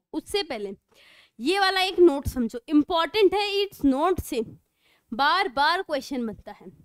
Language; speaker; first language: Hindi; native; Hindi